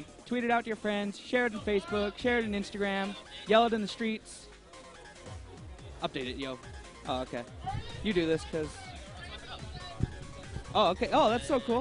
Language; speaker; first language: English; native; English